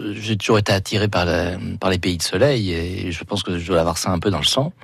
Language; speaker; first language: French; native; French